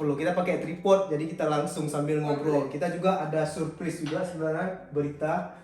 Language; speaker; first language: Indonesian; native; Indonesian